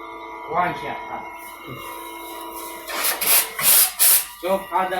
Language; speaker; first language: Arabic; non-native, learner; Filipino